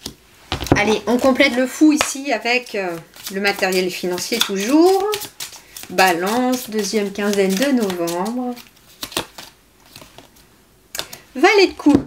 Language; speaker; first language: French; native; French